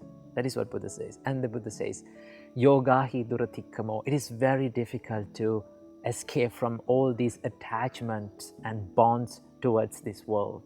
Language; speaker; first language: English; non-native, local second language; Sinhala